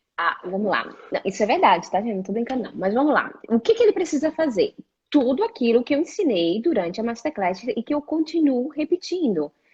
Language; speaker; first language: Portuguese; native; Portuguese